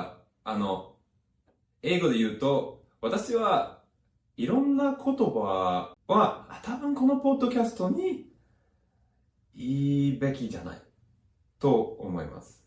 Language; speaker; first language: Japanese; non-native, learner; English